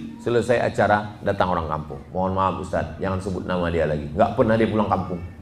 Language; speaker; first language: Indonesian; native; Indonesian